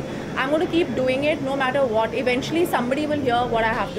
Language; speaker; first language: English; non-native, local second language; Hindi